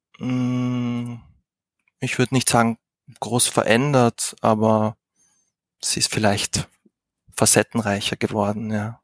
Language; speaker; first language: German; native; German